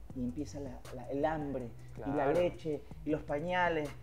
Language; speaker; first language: Spanish; native; Spanish